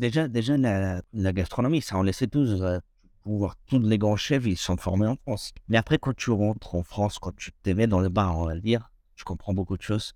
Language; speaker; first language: French; non-native, fluent; Spanish